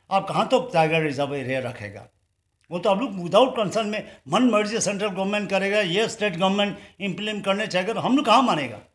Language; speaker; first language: Hindi; non-native, local second language; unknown